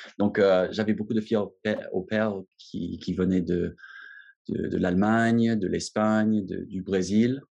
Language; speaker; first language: French; non-native, fluent; English